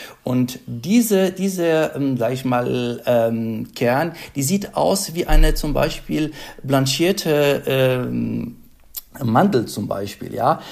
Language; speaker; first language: German; non-native, fluent; Arabic